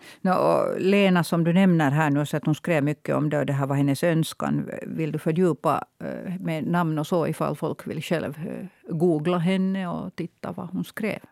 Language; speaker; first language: Swedish; native; Swedish